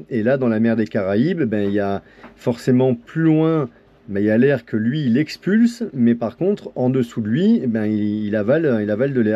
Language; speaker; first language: French; native; French